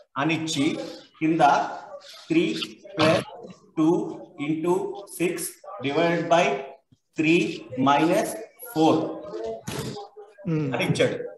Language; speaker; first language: Telugu; native; Telugu